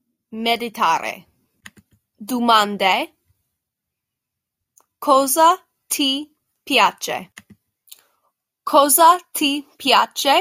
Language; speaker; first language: Italian; non-native, learner; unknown